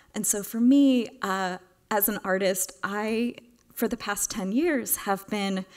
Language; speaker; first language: English; native; English